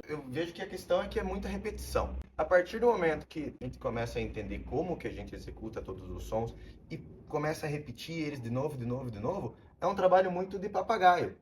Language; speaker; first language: Portuguese; early bilingual, heritage; Portuguese